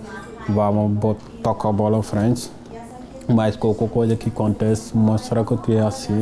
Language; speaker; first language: Portuguese; non-native, fluent; Wolof